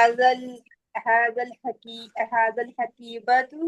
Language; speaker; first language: Arabic; non-native, learner; Urdu